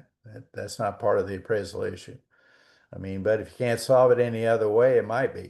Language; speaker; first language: English; native; English